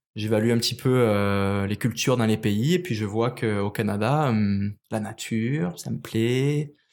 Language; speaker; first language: French; native; French